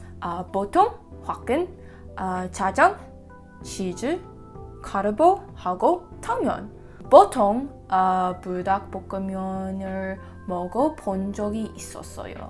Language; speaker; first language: Korean; non-native, learner; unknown